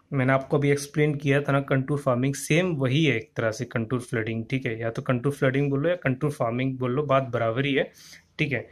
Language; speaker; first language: Hindi; native; Hindi